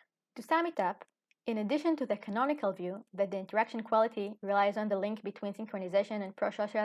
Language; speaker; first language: English; non-native, fluent; Hebrew